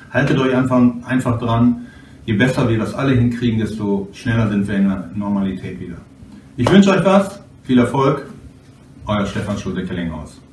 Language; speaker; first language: German; native; German